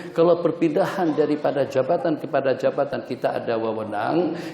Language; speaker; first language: Malay; non-native, fluent; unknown